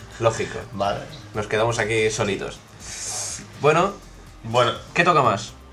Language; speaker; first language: Spanish; native; Spanish